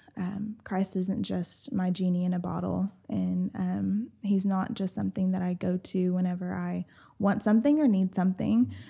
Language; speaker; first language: English; native; English